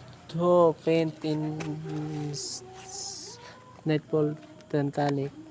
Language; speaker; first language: English; non-native, learner; Filipino